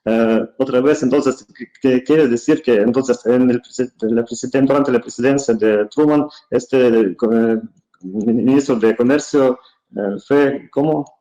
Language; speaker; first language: Spanish; non-native, fluent; Russian